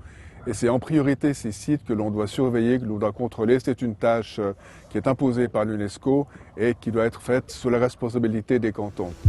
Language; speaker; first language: French; native; French